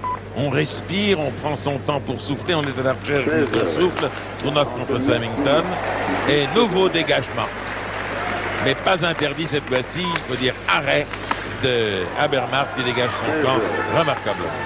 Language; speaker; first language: French; native; French